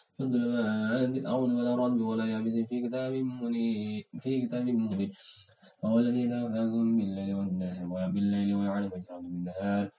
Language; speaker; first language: Arabic; non-native, learner; Indonesian